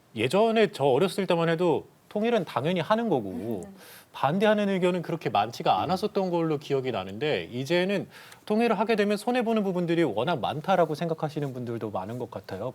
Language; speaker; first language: Korean; native; Korean